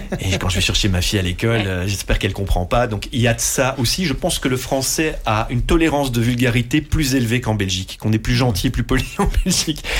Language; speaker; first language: French; non-native, fluent; Dutch